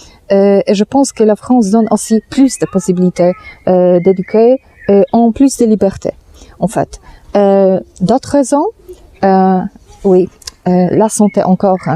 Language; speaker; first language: French; non-native, fluent; Polish